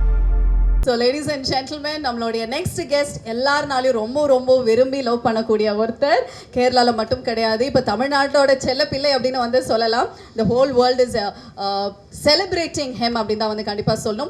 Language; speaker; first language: Tamil; native; Tamil